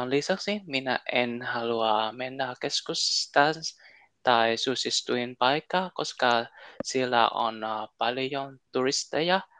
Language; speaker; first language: Finnish; non-native, learner; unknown